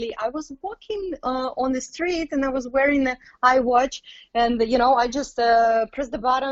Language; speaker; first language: English; non-native, fluent; Uzbek